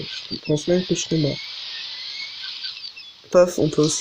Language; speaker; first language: French; native; French